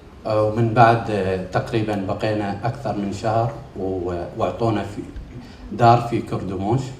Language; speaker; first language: Arabic; native; Arabic